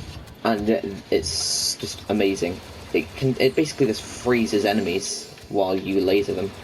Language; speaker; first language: English; native; English